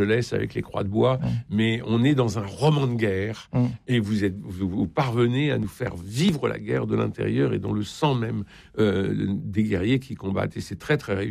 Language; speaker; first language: French; native; French